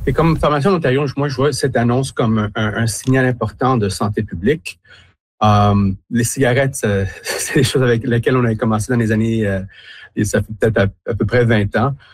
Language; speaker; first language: French; native; French